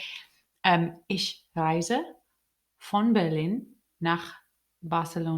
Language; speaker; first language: German; non-native, learner; English